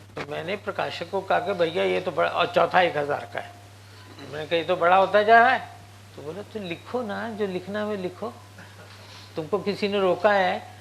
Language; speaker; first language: Hindi; non-native, local second language; Punjabi